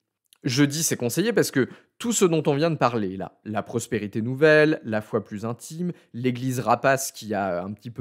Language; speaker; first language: French; native; French